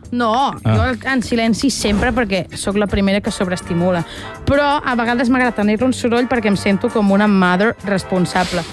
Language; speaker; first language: Catalan; native; Catalan